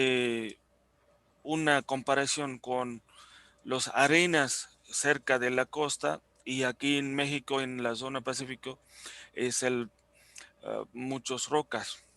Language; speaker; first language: Spanish; non-native, fluent; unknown